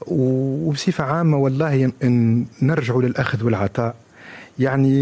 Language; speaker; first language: Arabic; native; Arabic